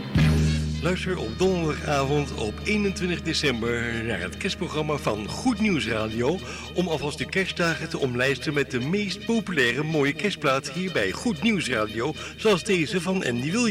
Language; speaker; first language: Dutch; native; Dutch